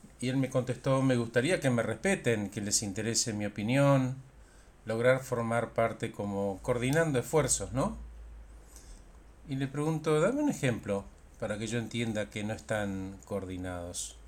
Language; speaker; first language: Spanish; native; Spanish